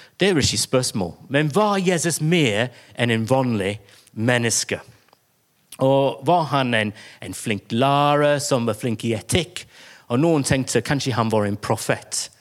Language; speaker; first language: Norwegian; non-native, fluent; English